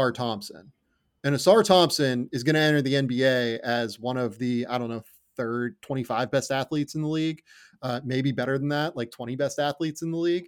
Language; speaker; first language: English; native; English